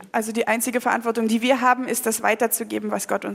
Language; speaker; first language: German; native; German